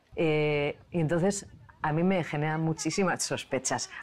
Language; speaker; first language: Spanish; non-native, local second language; Basque